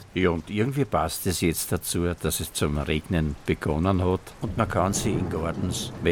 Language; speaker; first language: German; native; German